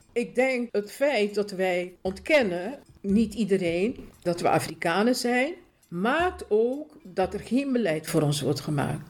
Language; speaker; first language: Dutch; native; Dutch